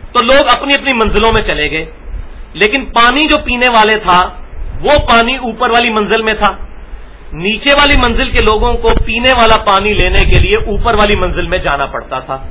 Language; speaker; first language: Urdu; non-native, local second language; Punjabi